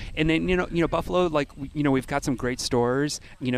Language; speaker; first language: English; native; English